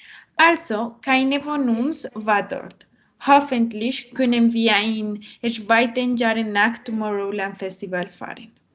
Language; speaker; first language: German; non-native, learner; Spanish